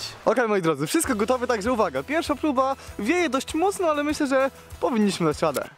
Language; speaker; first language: Polish; native; Polish